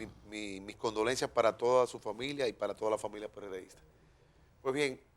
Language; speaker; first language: Spanish; native; Spanish